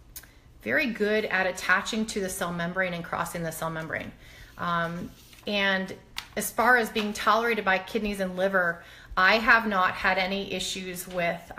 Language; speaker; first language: English; native; English